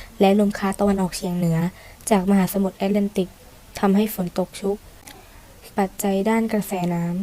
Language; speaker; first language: Thai; native; Thai